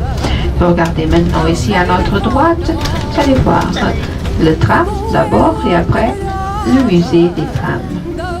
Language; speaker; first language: French; non-native, fluent; Portuguese